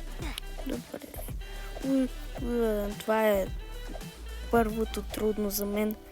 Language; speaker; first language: Bulgarian; early bilingual, heritage; Bulgarian